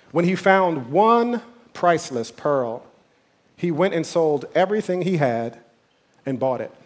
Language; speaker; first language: English; native; English